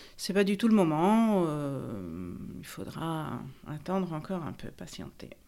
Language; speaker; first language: French; non-native, fluent; Italian